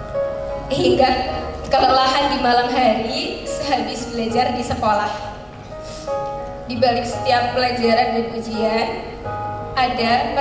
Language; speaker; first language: Indonesian; native; Indonesian